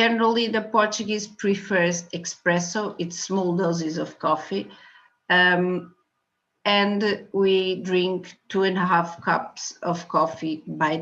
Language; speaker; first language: English; non-native, fluent; Portuguese